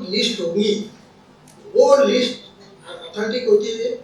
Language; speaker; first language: Hindi; non-native, local second language; Marathi